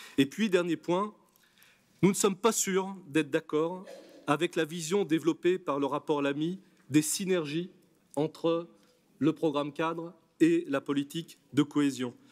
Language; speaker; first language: French; native; French